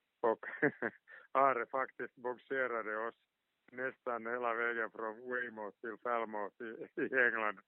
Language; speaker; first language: Swedish; non-native, local second language; Finnish